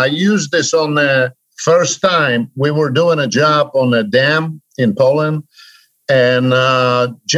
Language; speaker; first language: English; non-native, fluent; Polish